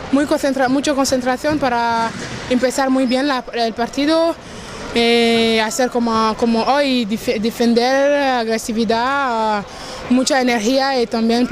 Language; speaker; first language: Spanish; non-native, learner; French